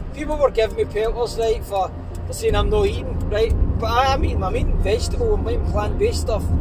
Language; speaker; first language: English; native; English